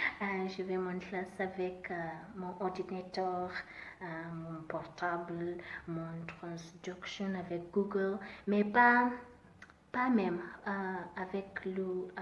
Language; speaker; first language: French; non-native, learner; Southern Sotho